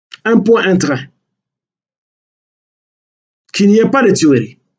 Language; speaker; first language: French; non-native, local second language; Lingala